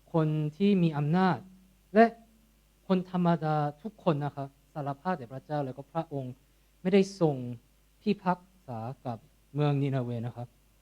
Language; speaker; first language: Thai; non-native, fluent; Korean